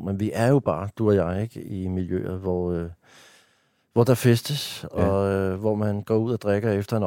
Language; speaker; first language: Danish; native; Danish